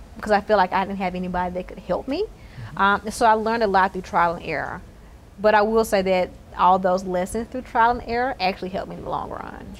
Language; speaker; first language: English; native; English